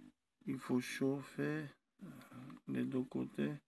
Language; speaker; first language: French; non-native, learner; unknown